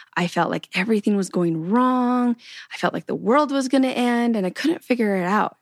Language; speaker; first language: English; native; English